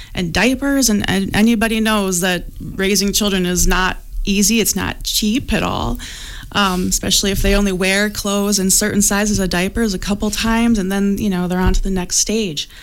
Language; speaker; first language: English; native; English